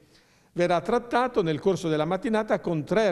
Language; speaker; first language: Italian; native; Italian